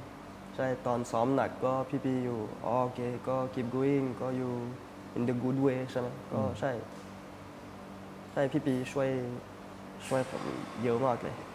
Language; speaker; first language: Thai; early bilingual, heritage; Thai